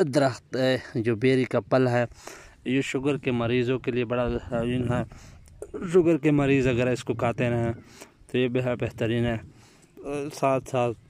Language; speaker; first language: Urdu; non-native, local second language; Pashto